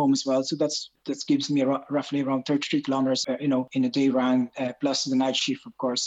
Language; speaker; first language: English; non-native, local second language; Hiligaynon